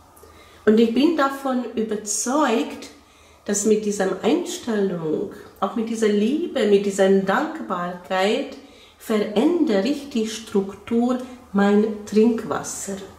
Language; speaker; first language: German; non-native, fluent; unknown